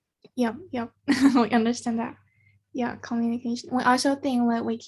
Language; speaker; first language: English; non-native, learner; Chinese